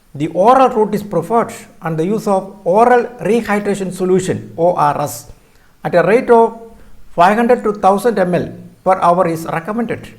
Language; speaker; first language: English; non-native, local second language; Malayalam